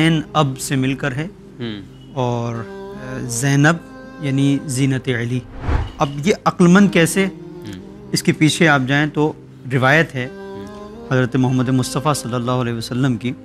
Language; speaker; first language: Urdu; native; Urdu